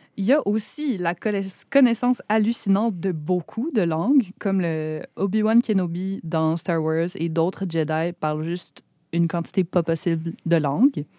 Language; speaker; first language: French; native; French